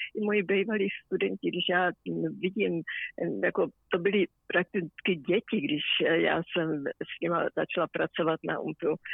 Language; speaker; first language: Czech; native; Czech